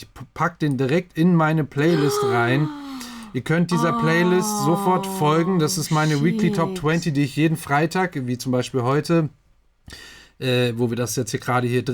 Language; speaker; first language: German; native; German